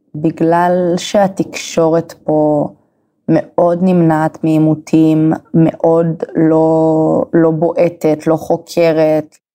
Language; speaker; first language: Hebrew; native; Hebrew